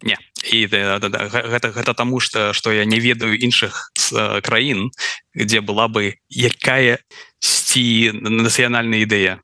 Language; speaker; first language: Belarusian; non-native, local second language; Russian